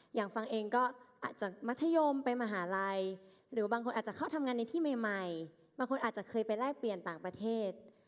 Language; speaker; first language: Thai; native; Thai